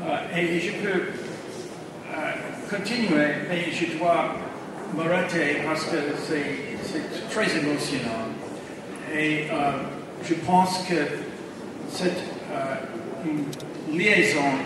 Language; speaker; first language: French; non-native, fluent; English